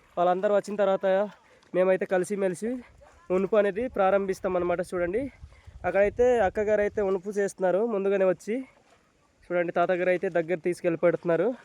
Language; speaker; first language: Telugu; non-native, local second language; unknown